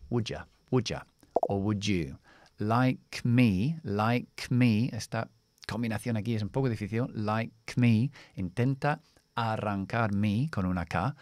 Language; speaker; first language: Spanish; non-native, fluent; English